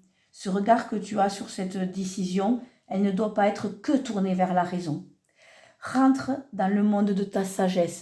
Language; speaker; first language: French; native; French